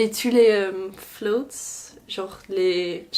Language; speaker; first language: French; non-native, fluent; English